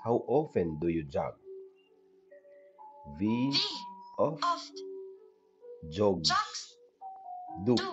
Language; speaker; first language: English; non-native, learner; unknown